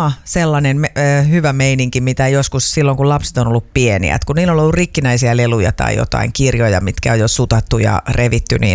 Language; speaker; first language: Finnish; native; Finnish